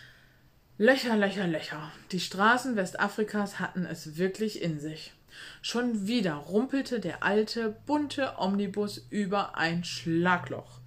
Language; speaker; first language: German; native; German